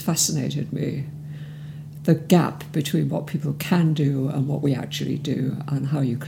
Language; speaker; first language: English; native; English